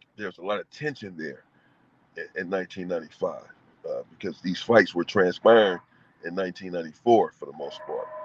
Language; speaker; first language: English; native; English